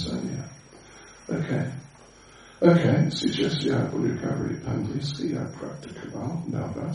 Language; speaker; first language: Russian; non-native, learner; English